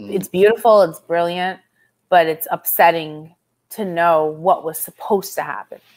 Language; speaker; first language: English; native; English